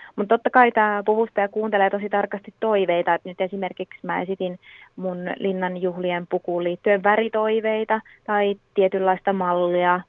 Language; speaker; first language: Finnish; native; Finnish